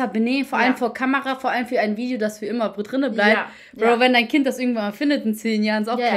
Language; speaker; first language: German; early bilingual, other home language; Albanian